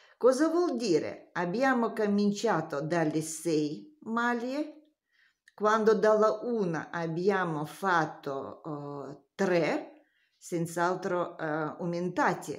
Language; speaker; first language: Italian; non-native, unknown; Russian